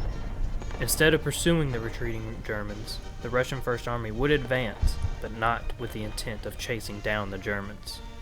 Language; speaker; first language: English; native; English